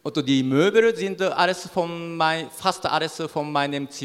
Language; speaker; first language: German; non-native, learner; Japanese